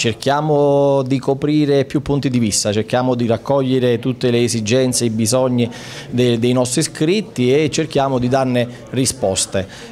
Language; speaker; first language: Italian; native; Italian